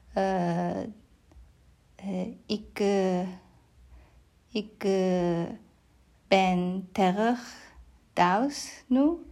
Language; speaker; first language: Dutch; non-native, learner; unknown